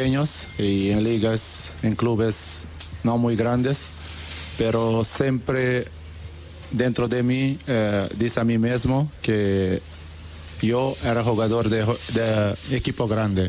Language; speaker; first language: Spanish; non-native, learner; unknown